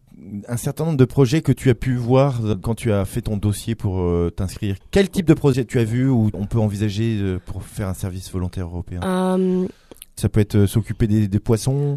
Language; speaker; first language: French; native; French